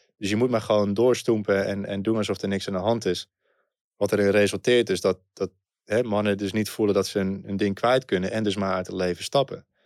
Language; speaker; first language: Dutch; native; Dutch